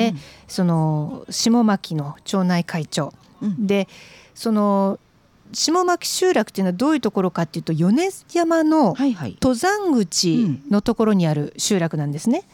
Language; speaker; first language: Japanese; native; Japanese